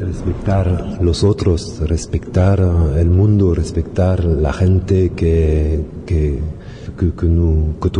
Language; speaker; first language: Spanish; non-native, learner; French